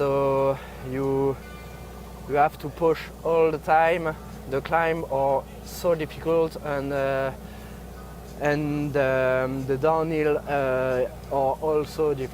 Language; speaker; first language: English; non-native, fluent; French